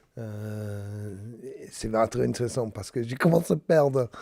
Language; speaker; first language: French; non-native, learner; English